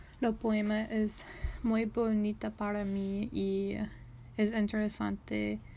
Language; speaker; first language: Spanish; non-native, learner; English